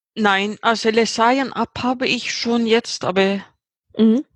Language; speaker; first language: German; non-native, fluent; Swedish